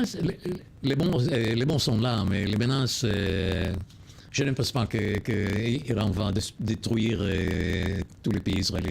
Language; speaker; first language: French; non-native, learner; Hebrew